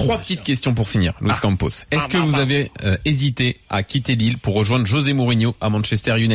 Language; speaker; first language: French; native; French